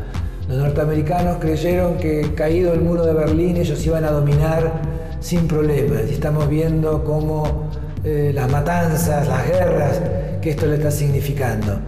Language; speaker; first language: Spanish; native; Spanish